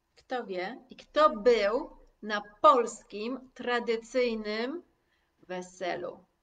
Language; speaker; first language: Polish; native; Polish